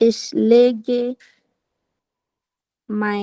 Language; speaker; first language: German; non-native, learner; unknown